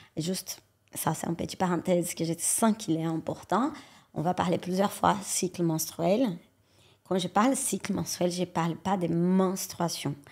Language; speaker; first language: French; non-native, fluent; Portuguese